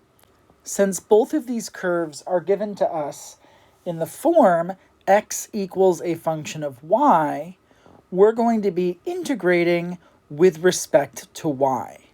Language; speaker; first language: English; native; English